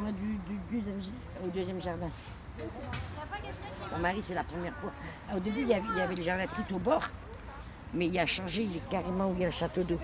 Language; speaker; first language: French; native; French